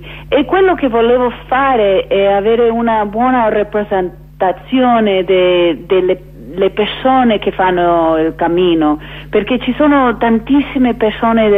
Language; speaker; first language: Italian; non-native, fluent; English